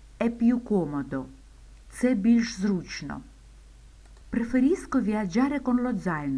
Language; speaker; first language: Ukrainian; native; Ukrainian